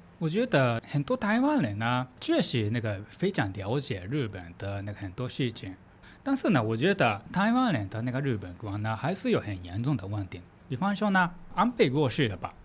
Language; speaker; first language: Chinese; non-native, fluent; Japanese